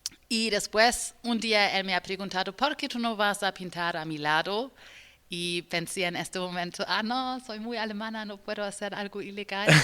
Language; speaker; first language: Spanish; non-native, learner; German